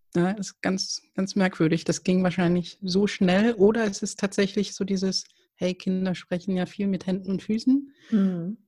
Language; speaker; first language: German; early bilingual, other home language; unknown